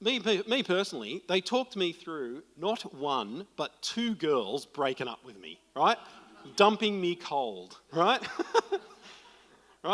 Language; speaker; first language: English; native; English